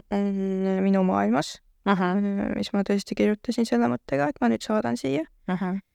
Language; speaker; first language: Estonian; native; Estonian